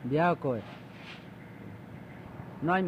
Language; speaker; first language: Spanish; non-native, local second language; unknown